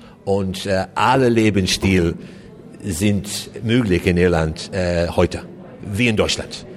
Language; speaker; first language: German; non-native, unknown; English